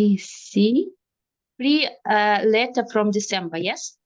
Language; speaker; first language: English; non-native, learner; Russian